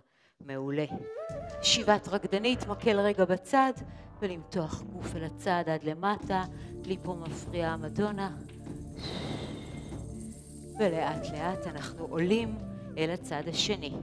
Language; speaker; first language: Hebrew; native; Hebrew